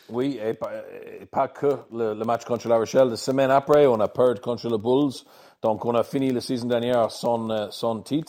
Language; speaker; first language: French; non-native, learner; English